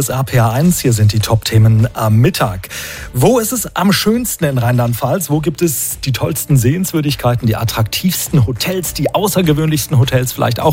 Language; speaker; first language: German; native; German